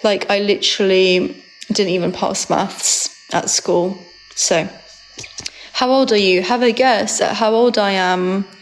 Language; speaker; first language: English; early bilingual, other home language; Georgian